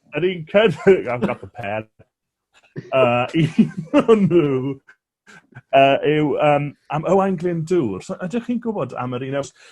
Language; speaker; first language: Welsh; native; Welsh